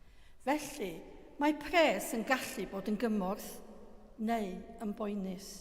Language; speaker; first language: Welsh; native; Welsh